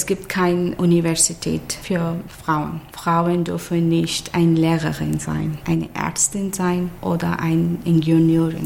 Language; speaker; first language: German; non-native, fluent; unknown